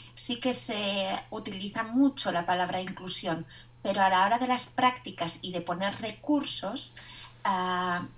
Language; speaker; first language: Spanish; native; Spanish